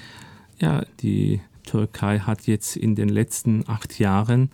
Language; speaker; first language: German; early bilingual, other home language; Turkish